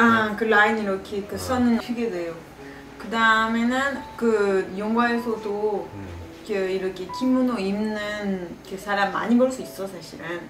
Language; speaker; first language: Korean; non-native, fluent; French